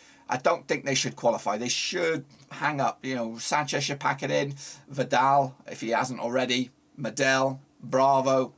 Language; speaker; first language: English; native; English